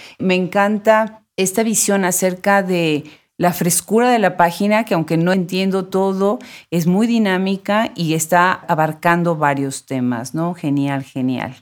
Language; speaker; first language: Spanish; native; Spanish